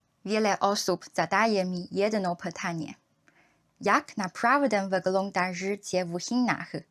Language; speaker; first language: Polish; non-native, learner; Chinese